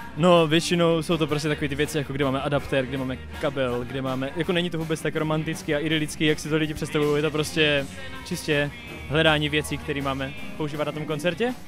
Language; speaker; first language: Czech; native; Czech